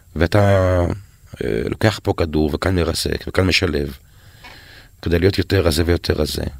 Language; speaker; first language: Hebrew; native; Hebrew